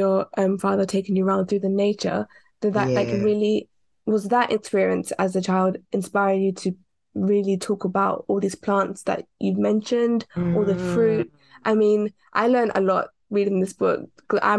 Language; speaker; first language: English; native; English